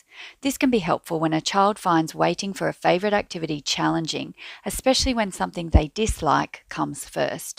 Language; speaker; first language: English; native; English